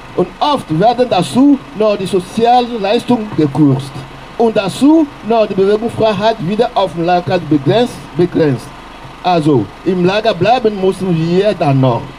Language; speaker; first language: German; non-native, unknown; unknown